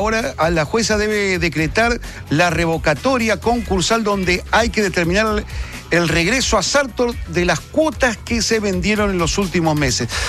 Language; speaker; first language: Spanish; native; Spanish